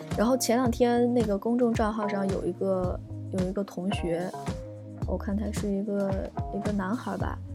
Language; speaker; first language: Chinese; native; Chinese